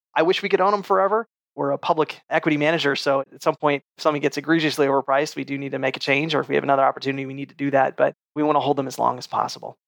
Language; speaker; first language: English; native; English